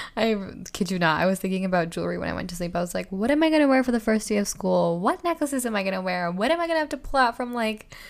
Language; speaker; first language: English; native; English